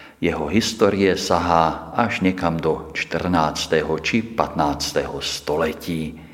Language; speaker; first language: Czech; native; Czech